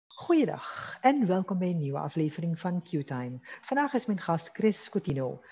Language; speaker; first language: Dutch; native; Dutch